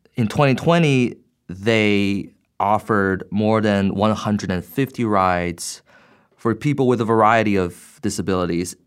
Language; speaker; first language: English; non-native, fluent; Chinese